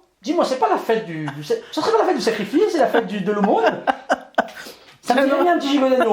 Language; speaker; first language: French; native; French